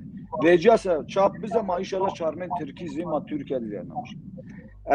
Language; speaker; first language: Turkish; non-native, local second language; Zaza